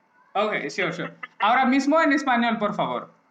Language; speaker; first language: Spanish; non-native, learner; Hindi